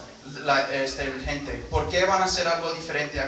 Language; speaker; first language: Spanish; early bilingual, heritage; English